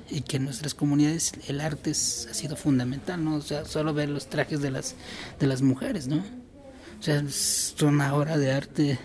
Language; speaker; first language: Spanish; non-native, local second language; Tzotzil